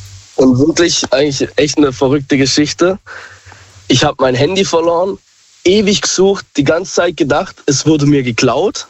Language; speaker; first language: German; native; German